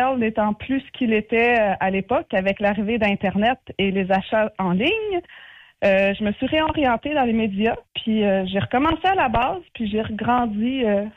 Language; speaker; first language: French; native; French